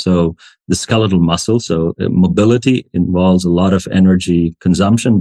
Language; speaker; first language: English; non-native, local second language; Hindi